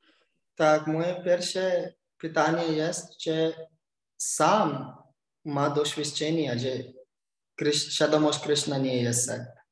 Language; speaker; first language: Polish; non-native, learner; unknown